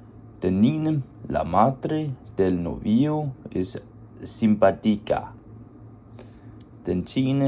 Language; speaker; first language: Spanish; non-native, learner; Danish